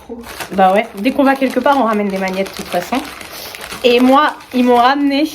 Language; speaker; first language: French; native; French